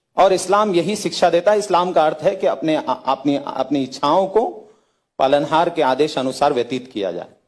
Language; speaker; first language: Hindi; native; Hindi